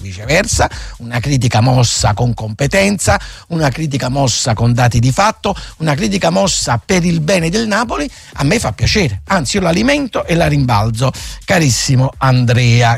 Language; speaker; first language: Italian; native; Italian